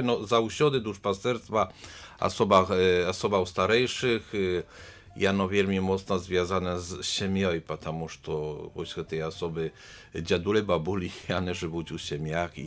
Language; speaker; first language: Polish; non-native, learner; Belarusian